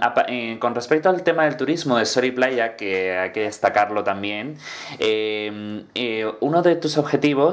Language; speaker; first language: Spanish; native; Spanish